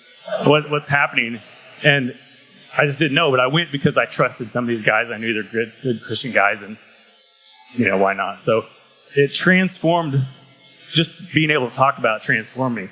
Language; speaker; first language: English; native; English